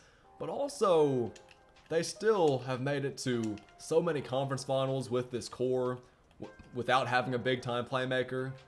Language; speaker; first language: English; native; English